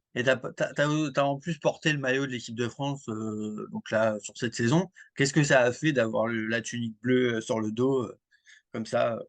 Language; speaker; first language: French; native; French